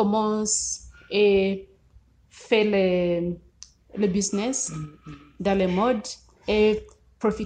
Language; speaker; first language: French; non-native, learner; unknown